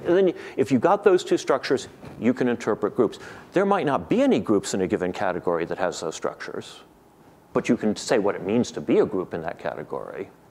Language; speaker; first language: English; native; English